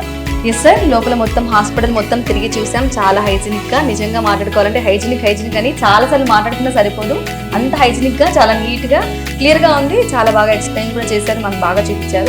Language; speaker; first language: Telugu; native; Telugu